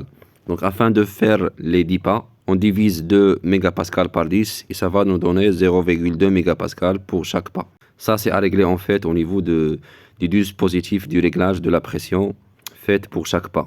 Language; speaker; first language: French; non-native, local second language; Arabic